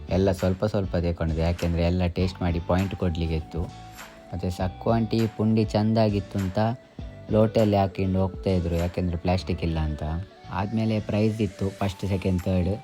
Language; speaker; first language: Kannada; non-native, local second language; Tulu